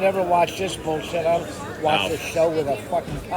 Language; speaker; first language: English; native; English